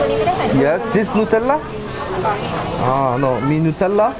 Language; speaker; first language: English; non-native, learner; French